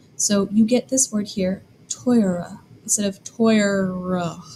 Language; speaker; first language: English; native; English